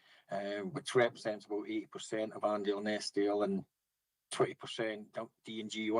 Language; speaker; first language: English; native; English